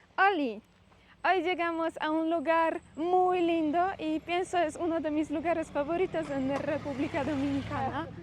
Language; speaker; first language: Spanish; non-native, learner; Polish